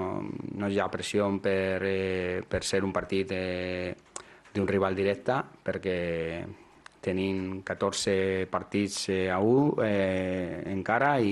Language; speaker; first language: Catalan; non-native, learner; Spanish